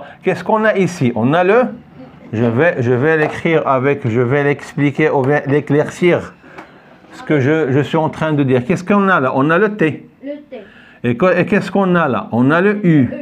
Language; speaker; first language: French; non-native, fluent; Arabic